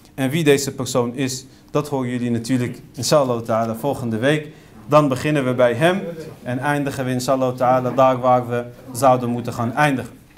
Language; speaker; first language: Dutch; early bilingual, other home language; Riffian